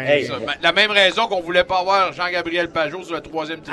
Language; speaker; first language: French; native; French